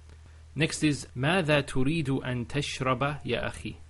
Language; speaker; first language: Arabic; non-native, learner; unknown